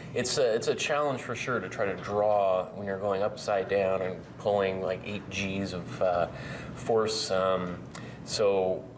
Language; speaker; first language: English; native; English